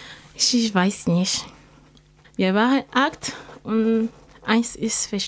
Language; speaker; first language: German; non-native, learner; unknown